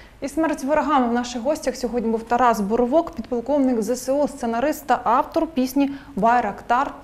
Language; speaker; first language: Ukrainian; native; Ukrainian